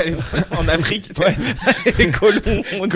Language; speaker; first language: French; native; French